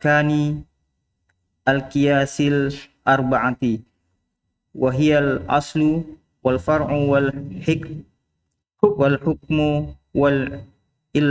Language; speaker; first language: Arabic; non-native, learner; Indonesian